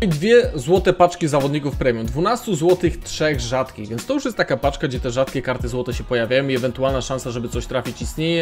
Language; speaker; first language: Polish; native; Polish